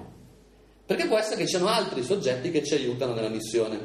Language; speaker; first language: Italian; native; Italian